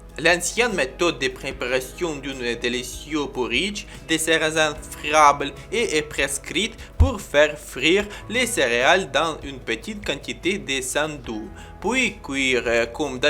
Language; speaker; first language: French; non-native, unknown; Ukrainian